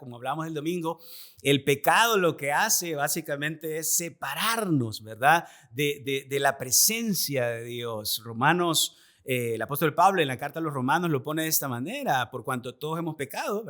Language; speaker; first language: Spanish; native; Spanish